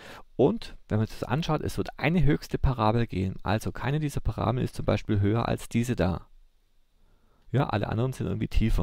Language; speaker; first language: German; native; German